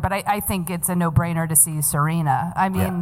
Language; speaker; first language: English; native; English